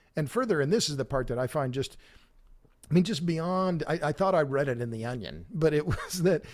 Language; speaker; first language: English; native; English